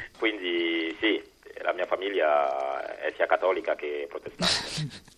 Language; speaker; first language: Italian; non-native, fluent; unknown